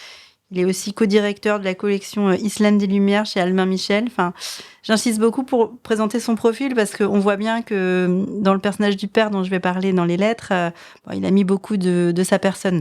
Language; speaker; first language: French; native; French